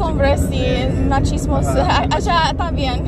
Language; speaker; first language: Spanish; non-native, learner; English